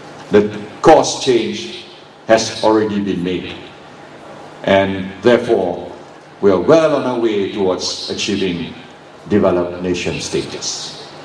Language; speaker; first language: English; non-native, local second language; Malay